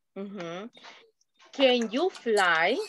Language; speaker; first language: English; non-native, fluent; Spanish